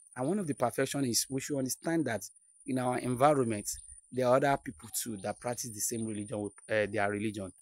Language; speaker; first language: English; non-native, local second language; Yoruba